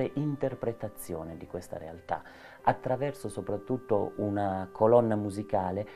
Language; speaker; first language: Italian; native; Italian